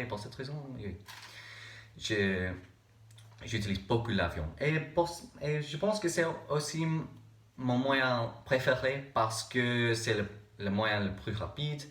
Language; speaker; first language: French; non-native, learner; English